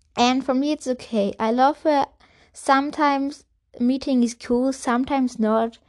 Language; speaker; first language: English; non-native, fluent; German